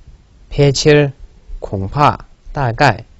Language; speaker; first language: Chinese; non-native, local second language; Tibetan